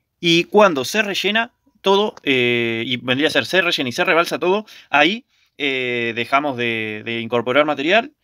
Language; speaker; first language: Spanish; native; Spanish